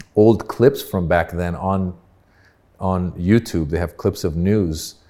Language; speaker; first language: English; early bilingual, other home language; Persian